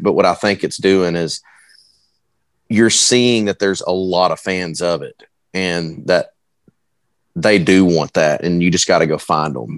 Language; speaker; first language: English; native; English